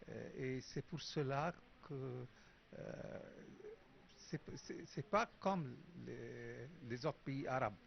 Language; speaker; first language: French; non-native, fluent; Arabic